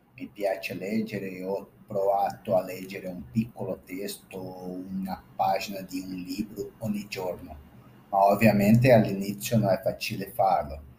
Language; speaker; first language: Italian; non-native, fluent; Portuguese